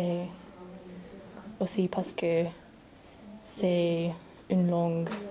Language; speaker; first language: French; non-native, learner; English